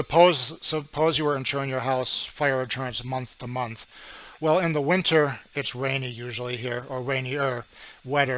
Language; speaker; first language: English; native; English